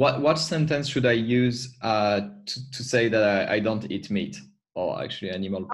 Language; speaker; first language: English; non-native, fluent; French